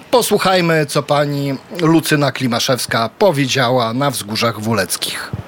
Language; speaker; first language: Polish; early bilingual, heritage; Polish